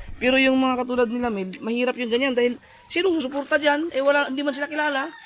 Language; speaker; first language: Filipino; non-native, local second language; Cebuano